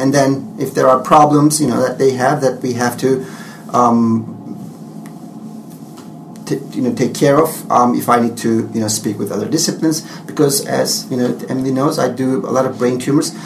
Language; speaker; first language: English; non-native, fluent; Turkish